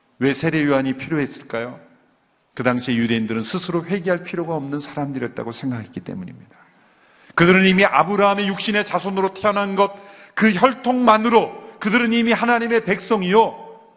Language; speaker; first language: Korean; native; Korean